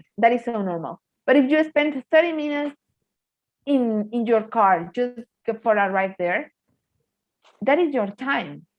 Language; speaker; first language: English; non-native, fluent; Spanish